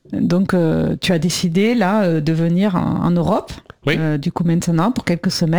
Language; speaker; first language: French; native; French